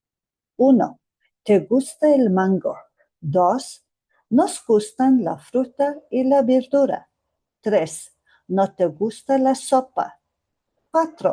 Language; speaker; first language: Spanish; non-native, fluent; Mongolian